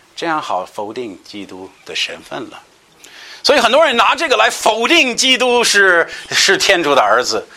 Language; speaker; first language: Chinese; non-native, fluent; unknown